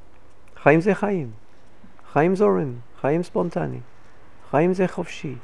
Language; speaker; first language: Hebrew; non-native, fluent; English